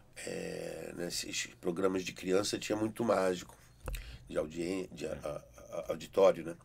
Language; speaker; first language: Portuguese; early bilingual, heritage; Portuguese